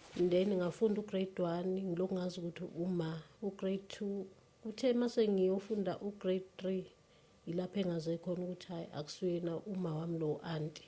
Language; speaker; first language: Zulu; native; Zulu